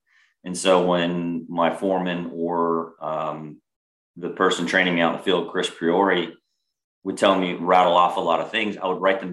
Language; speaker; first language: English; native; English